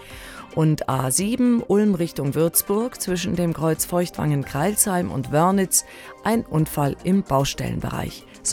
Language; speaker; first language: German; native; German